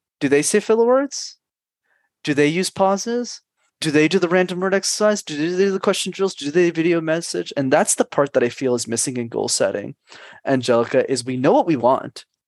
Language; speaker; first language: English; native; English